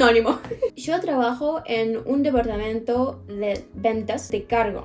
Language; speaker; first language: Spanish; non-native, fluent; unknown